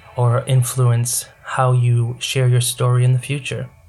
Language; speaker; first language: English; native; English